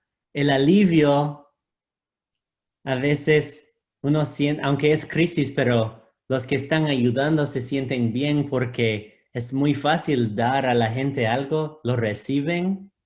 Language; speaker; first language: Spanish; non-native, fluent; English